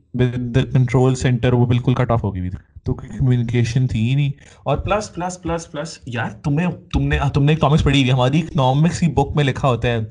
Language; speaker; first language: Urdu; native; Urdu